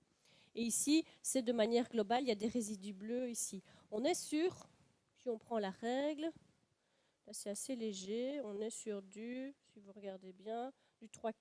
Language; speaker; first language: French; native; French